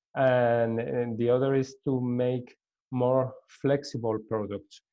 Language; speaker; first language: English; non-native, learner; Spanish